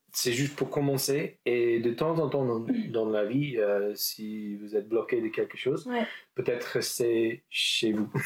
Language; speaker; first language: French; non-native, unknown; English